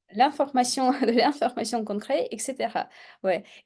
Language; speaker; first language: French; non-native, fluent; Russian